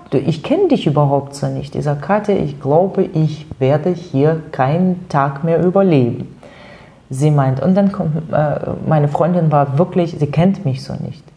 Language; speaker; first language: German; non-native, fluent; Russian